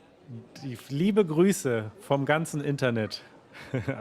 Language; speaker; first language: German; native; German